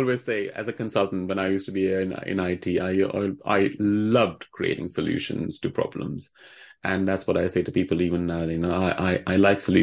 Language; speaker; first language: English; non-native, local second language; Hindi